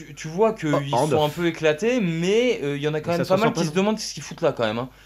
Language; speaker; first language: French; native; French